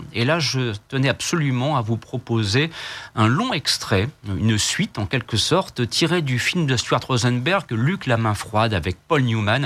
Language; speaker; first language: French; native; French